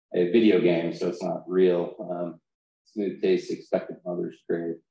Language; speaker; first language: English; native; English